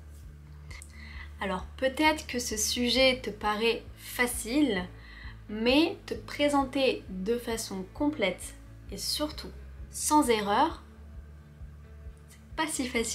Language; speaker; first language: French; native; French